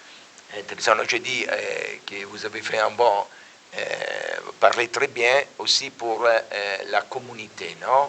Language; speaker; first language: French; non-native, learner; Italian